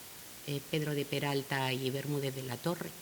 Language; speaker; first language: Spanish; native; Spanish